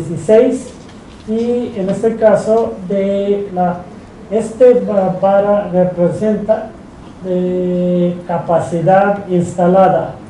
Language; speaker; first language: Spanish; non-native, fluent; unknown